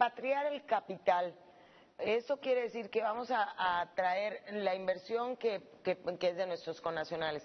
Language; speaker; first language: Spanish; native; Spanish